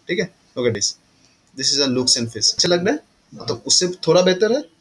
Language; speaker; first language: Hindi; non-native, local second language; Bangla